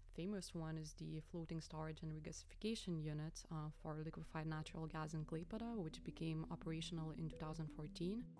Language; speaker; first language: English; non-native, fluent; Lithuanian